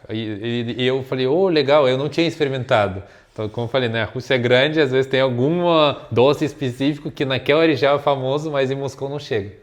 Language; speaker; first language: Portuguese; non-native, fluent; Russian